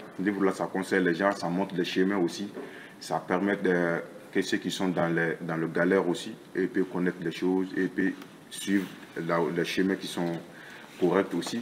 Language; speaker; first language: French; non-native, local second language; Bambara